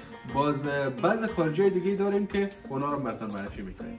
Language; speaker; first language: Persian; native; Persian